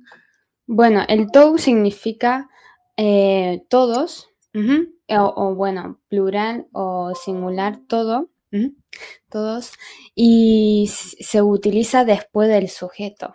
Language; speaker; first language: Spanish; non-native, fluent; Chinese